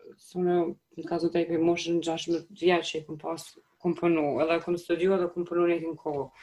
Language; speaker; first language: Albanian; early bilingual, heritage; Albanian